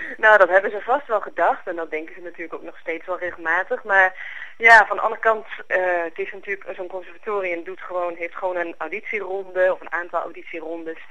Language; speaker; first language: Dutch; native; Dutch